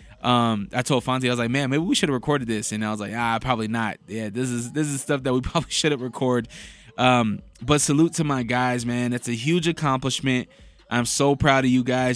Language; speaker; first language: English; native; English